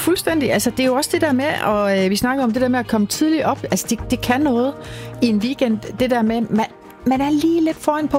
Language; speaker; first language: Danish; native; Danish